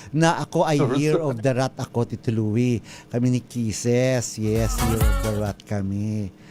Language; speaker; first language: Filipino; native; Filipino